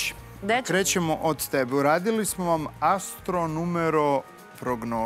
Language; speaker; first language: Serbian; native; Serbian